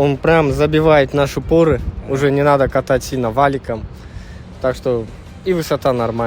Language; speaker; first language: Russian; native; Russian